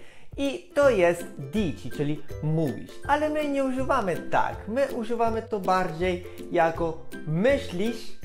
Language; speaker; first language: Polish; non-native, fluent; Italian